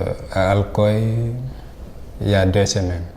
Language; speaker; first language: French; non-native, local second language; Fula